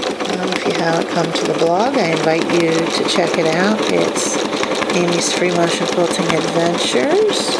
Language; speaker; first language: English; native; English